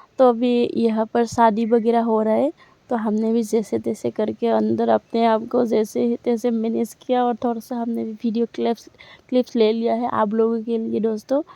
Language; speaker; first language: Hindi; non-native, local second language; Assamese